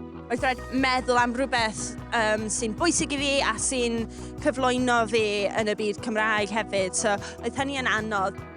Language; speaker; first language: Welsh; non-native, fluent; English